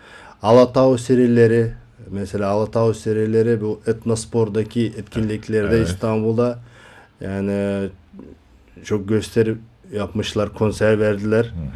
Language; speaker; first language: Turkish; non-native, learner; Kazakh